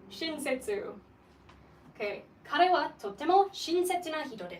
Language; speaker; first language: Japanese; non-native, fluent; English